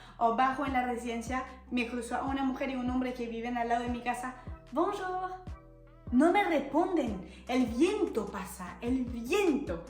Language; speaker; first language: Spanish; non-native, fluent; French